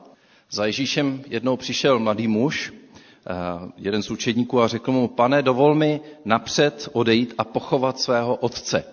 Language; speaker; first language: Czech; native; Czech